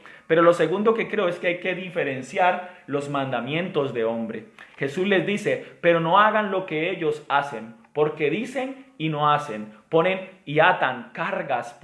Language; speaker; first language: Spanish; native; Spanish